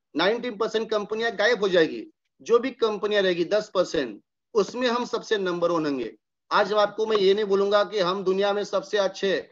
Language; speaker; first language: Hindi; non-native, local second language; Marathi